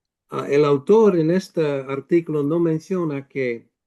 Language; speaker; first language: Spanish; non-native, fluent; Dutch